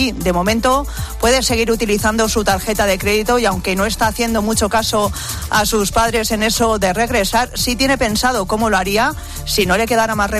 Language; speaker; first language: Spanish; native; Spanish